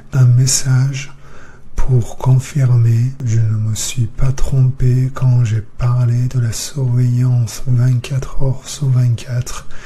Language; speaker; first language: French; non-native, fluent; Persian